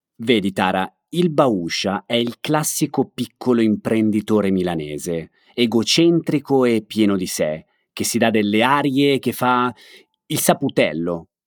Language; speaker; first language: Italian; native; Italian